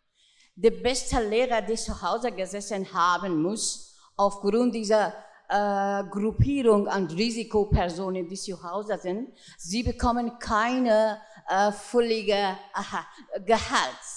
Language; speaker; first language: German; non-native, fluent; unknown